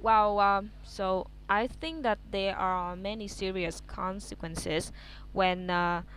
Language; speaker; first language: English; non-native, fluent; Vietnamese